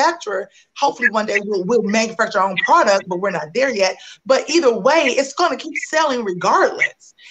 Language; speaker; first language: English; native; English